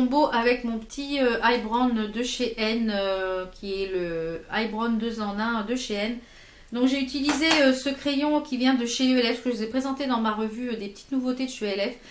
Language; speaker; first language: French; native; French